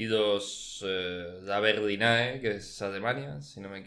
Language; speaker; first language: Spanish; native; Spanish